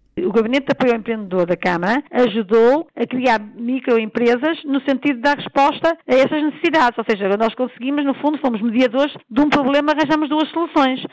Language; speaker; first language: Portuguese; native; Portuguese